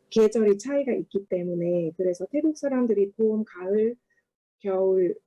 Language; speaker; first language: Korean; non-native, fluent; Thai